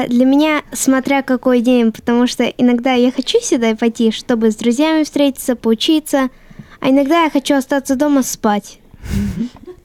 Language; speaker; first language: Russian; early bilingual, heritage; Russian